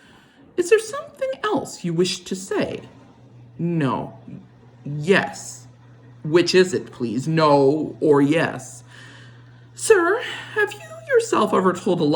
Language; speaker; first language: English; native; English